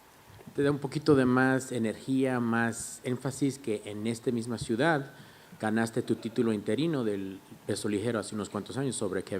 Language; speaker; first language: Spanish; native; Spanish